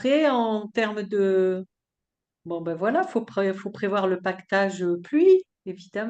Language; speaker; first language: French; native; French